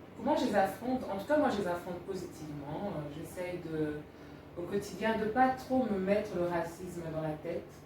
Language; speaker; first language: French; early bilingual, other home language; Lingala